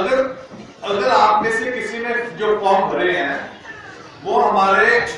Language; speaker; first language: Hindi; non-native, local second language; Punjabi